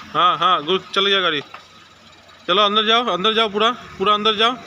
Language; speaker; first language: Hindi; non-native, local second language; Bangla